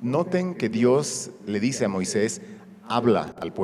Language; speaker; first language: Spanish; native; Spanish